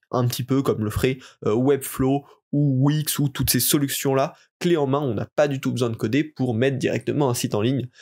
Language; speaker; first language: French; native; French